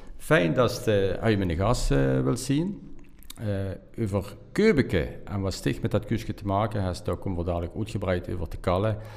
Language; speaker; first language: Dutch; native; Dutch